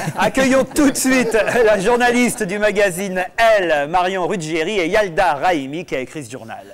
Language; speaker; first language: French; native; French